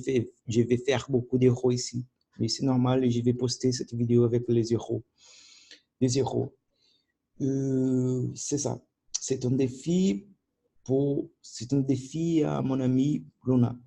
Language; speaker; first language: French; non-native, learner; Portuguese